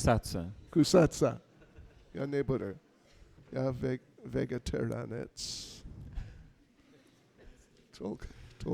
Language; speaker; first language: Russian; non-native, learner; English